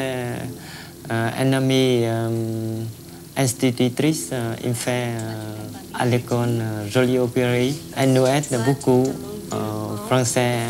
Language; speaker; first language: French; non-native, learner; Vietnamese